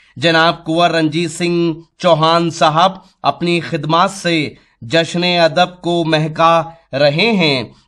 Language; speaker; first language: Hindi; native; Hindi